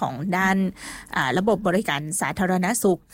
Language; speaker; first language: Thai; non-native, local second language; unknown